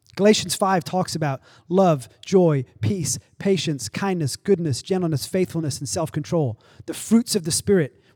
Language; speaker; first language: English; native; English